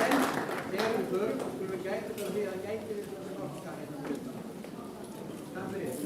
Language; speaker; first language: Icelandic; native; Icelandic